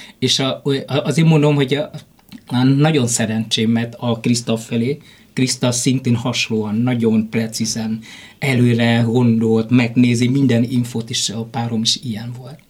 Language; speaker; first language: Hungarian; non-native, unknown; Vietnamese